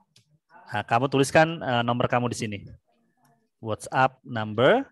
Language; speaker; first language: Indonesian; native; Indonesian